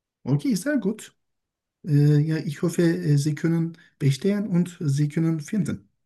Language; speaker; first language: German; non-native, learner; Turkish